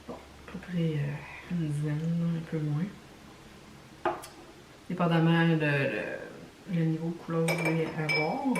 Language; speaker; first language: French; native; French